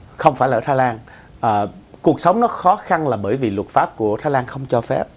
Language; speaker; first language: Vietnamese; early bilingual, other home language; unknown